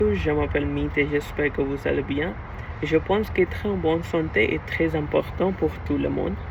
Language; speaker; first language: French; non-native, learner; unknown